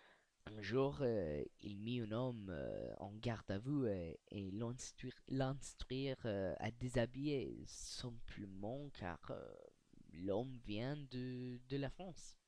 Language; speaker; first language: French; non-native, learner; English